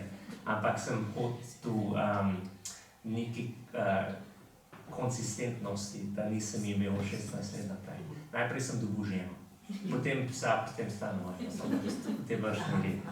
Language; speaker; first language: Slovenian; non-native, fluent; English